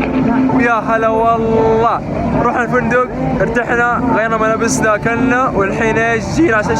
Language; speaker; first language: Arabic; native; Arabic